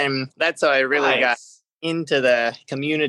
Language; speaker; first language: English; native; English